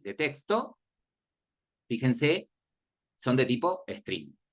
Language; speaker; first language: Spanish; native; Spanish